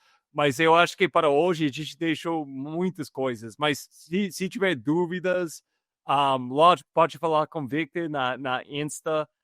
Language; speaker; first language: Portuguese; non-native, fluent; English